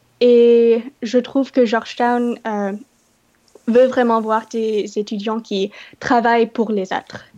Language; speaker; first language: French; non-native, learner; English